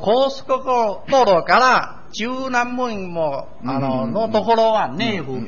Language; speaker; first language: Japanese; non-native, learner; Min Nan Chinese